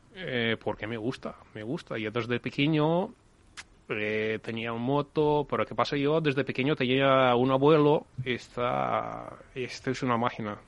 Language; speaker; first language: Spanish; non-native, fluent; Ukrainian